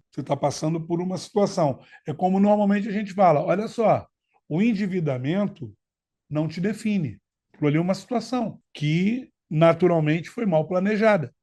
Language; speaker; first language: Portuguese; native; Portuguese